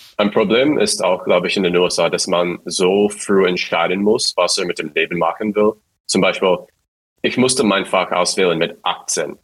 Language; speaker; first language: German; non-native, fluent; English